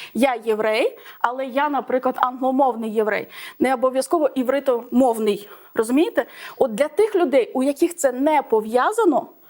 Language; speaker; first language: Ukrainian; non-native, local second language; Russian